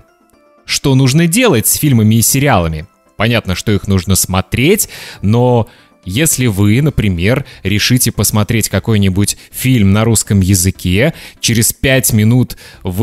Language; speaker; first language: Russian; native; Russian